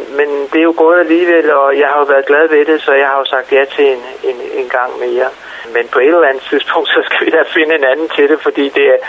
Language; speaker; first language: Danish; native; Danish